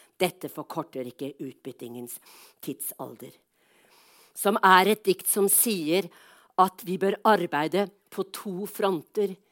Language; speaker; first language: Norwegian; native; Norwegian